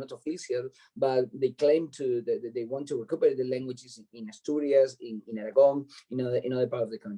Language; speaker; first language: English; non-native, fluent; Spanish